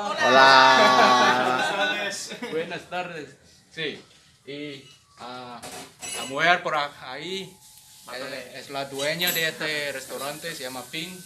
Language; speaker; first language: Spanish; non-native, learner; Indonesian